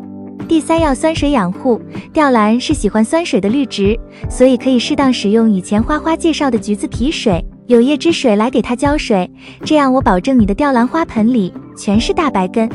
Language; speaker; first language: Chinese; native; Chinese